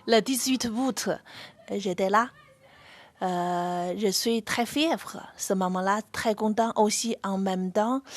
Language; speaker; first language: French; non-native, fluent; Chinese